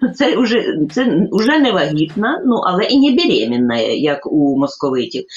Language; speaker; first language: Ukrainian; native; Ukrainian